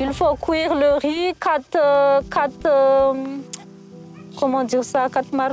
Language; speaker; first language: French; non-native, local second language; Malagasy